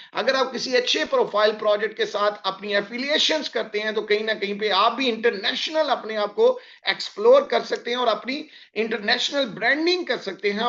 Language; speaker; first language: Hindi; native; Hindi